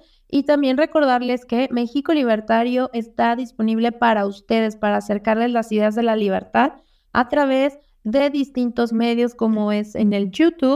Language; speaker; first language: Spanish; native; Spanish